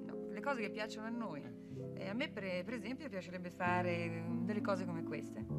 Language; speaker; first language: Italian; native; Italian